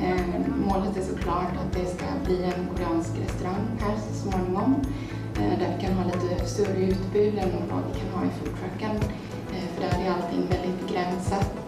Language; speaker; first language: Swedish; early bilingual, other home language; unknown